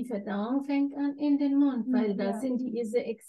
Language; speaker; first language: German; non-native, fluent; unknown